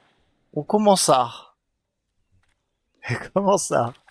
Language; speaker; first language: French; native; French